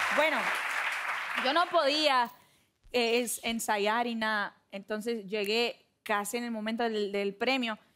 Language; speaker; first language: Spanish; non-native, learner; Portuguese